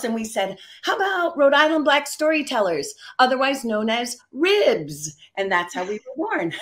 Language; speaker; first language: English; native; English